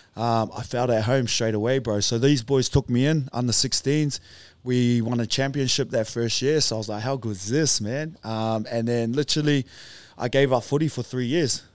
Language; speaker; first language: English; native; English